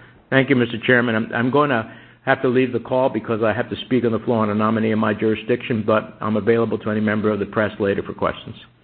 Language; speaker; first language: English; early bilingual, other home language; Spanish